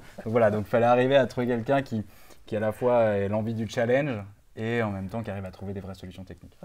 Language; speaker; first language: French; native; French